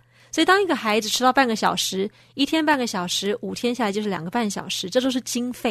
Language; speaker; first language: Chinese; native; Chinese